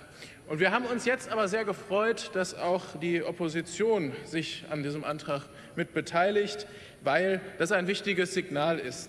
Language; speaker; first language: German; native; German